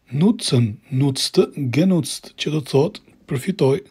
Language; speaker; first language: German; non-native, fluent; Albanian